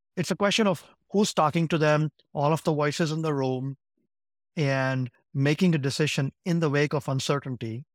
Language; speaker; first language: English; non-native, local second language; Gujarati